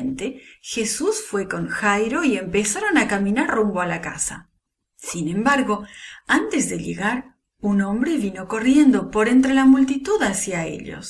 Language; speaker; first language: Spanish; native; Spanish